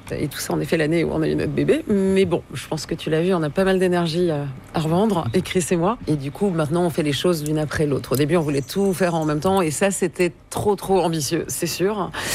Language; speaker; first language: French; native; French